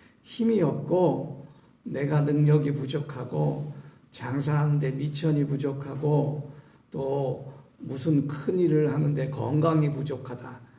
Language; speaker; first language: Korean; native; Korean